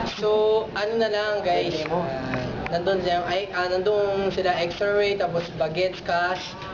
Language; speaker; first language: Filipino; early bilingual, heritage; Japanese